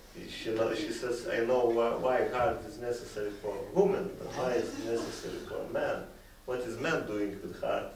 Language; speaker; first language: English; non-native, fluent; Lithuanian